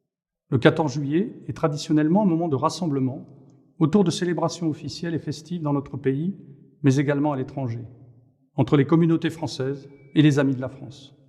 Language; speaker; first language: French; native; French